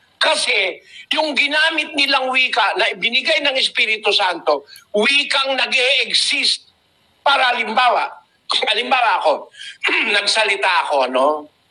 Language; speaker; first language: Filipino; native; Filipino